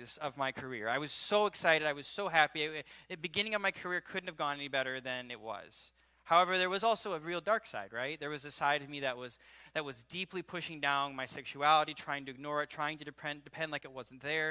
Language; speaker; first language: English; native; English